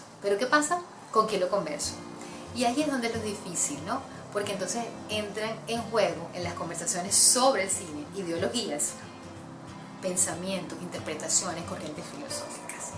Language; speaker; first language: Spanish; native; Spanish